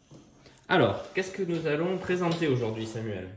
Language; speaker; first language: French; native; French